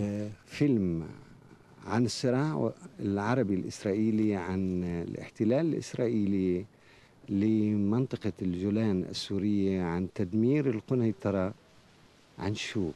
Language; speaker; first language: Arabic; native; Arabic